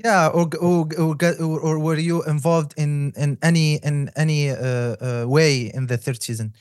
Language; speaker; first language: English; non-native, fluent; Arabic